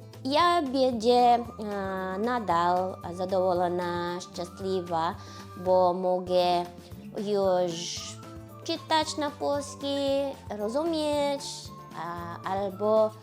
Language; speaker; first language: Polish; non-native, learner; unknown